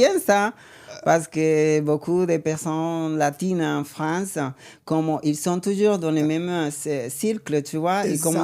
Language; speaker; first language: French; non-native, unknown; Spanish